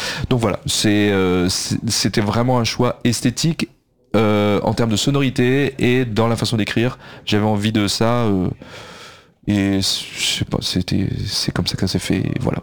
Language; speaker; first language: French; native; French